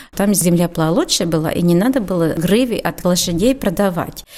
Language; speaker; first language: Russian; non-native, learner; Latvian